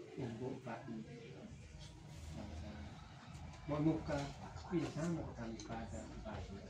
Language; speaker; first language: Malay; non-native, local second language; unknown